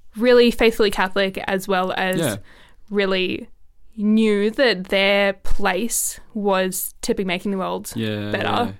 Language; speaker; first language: English; native; English